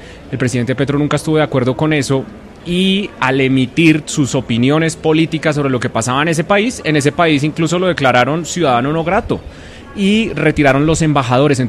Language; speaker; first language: Spanish; native; Spanish